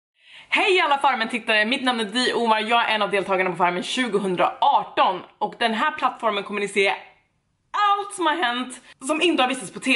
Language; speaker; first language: Swedish; native; Swedish